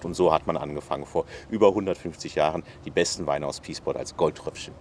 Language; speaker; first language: German; native; German